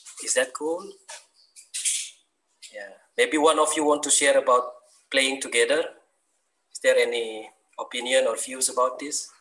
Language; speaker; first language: English; non-native, learner; Indonesian